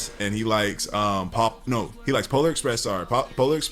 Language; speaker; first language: English; native; English